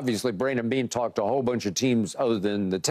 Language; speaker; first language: English; native; English